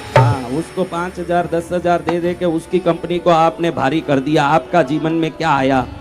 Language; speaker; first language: Hindi; non-native, local second language; Marwari